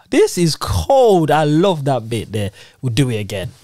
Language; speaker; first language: English; native; English